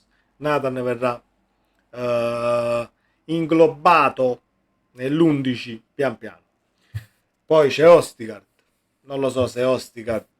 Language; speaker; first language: Italian; native; Italian